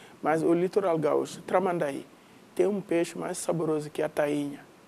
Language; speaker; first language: Portuguese; non-native, fluent; Wolof